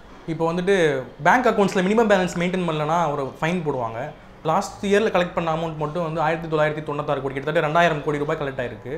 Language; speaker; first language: Tamil; native; Tamil